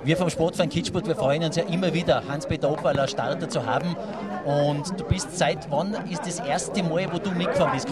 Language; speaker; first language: German; native; German